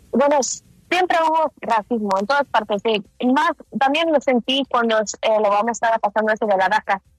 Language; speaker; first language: Spanish; early bilingual, heritage; Spanish